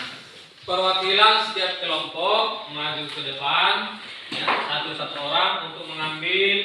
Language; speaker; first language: Indonesian; native; Indonesian